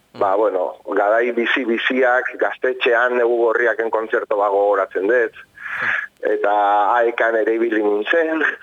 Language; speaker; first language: Basque; non-native, local second language; Spanish